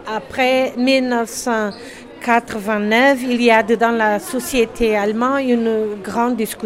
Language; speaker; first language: French; non-native, learner; German